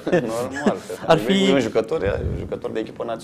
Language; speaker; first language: Romanian; native; Romanian